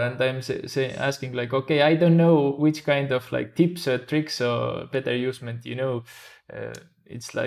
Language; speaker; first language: English; non-native, fluent; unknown